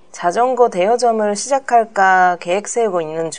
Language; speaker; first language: Korean; non-native, learner; Japanese